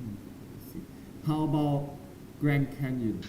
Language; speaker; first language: English; non-native, learner; Thai